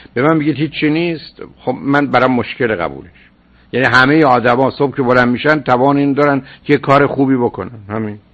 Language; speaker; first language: Persian; native; Persian